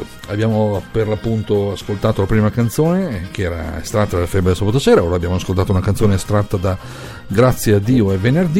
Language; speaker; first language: Italian; native; Italian